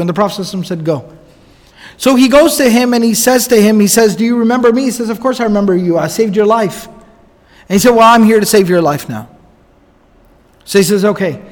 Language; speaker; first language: English; native; English